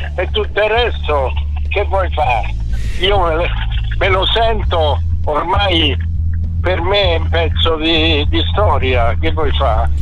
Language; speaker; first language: Italian; native; Italian